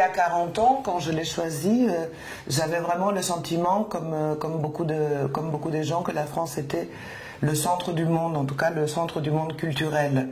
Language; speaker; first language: French; non-native, fluent; Spanish